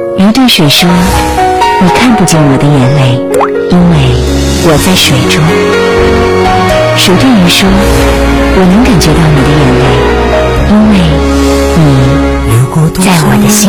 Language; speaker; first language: Chinese; native; Chinese